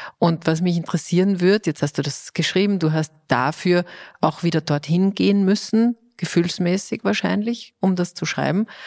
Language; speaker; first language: German; native; German